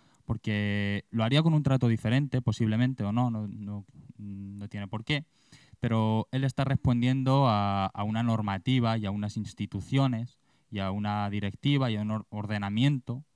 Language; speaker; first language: Spanish; native; Spanish